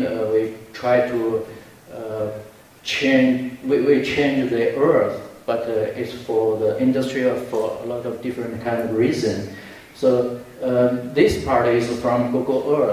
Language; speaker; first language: English; non-native, fluent; Chinese